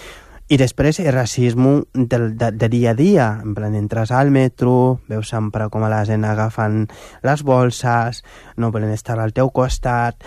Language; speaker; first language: Catalan; non-native, fluent; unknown